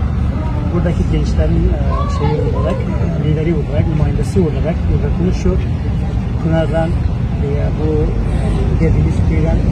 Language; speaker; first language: Turkish; non-native, fluent; Persian